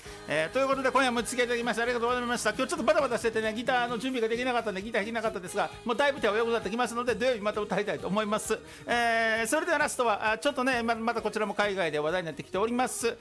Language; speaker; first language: Japanese; native; Japanese